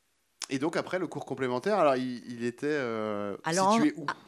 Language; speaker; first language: French; native; French